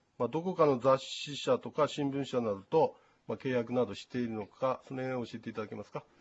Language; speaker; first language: Japanese; native; Japanese